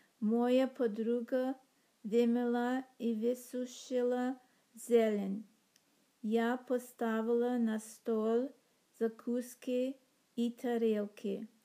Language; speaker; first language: Russian; non-native, learner; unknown